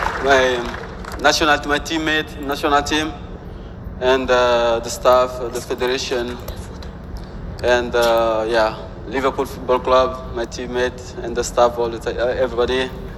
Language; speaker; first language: English; non-native, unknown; Wolof